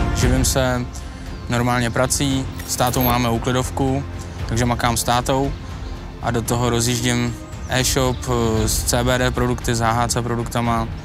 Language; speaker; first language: Czech; native; Czech